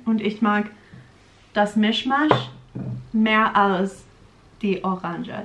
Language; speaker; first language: German; non-native, learner; English